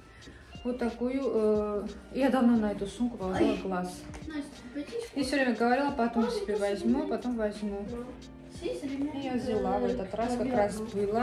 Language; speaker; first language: Russian; native; Russian